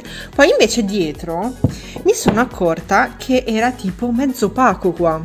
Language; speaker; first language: Italian; native; Italian